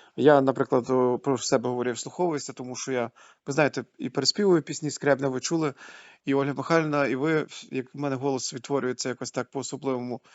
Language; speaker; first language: Ukrainian; native; Ukrainian